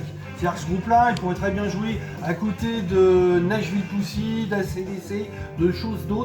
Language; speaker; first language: French; native; French